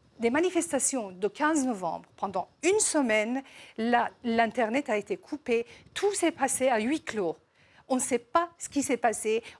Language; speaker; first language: French; non-native, fluent; Persian